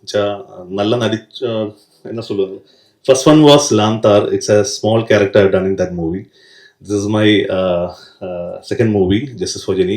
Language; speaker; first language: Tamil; non-native, learner; Malayalam